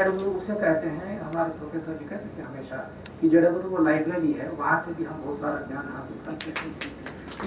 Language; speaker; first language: Hindi; native; Hindi